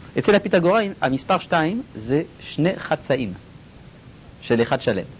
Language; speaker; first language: Hebrew; non-native, fluent; French